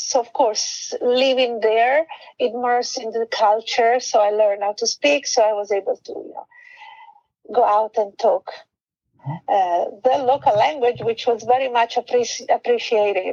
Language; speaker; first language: English; non-native, fluent; Italian